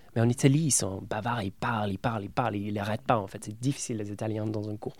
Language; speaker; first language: French; non-native, fluent; English